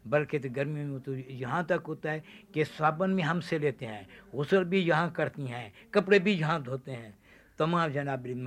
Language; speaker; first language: Urdu; non-native, local second language; Saraiki